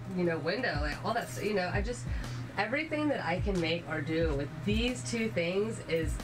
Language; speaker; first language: English; native; English